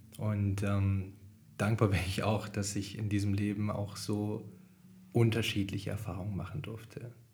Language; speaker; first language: German; early bilingual, other home language; Albanian